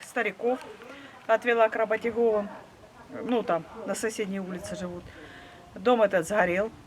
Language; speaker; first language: Russian; native; Russian